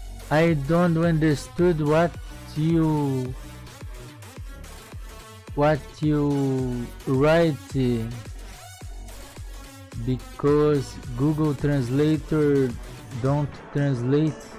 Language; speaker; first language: English; non-native, learner; Portuguese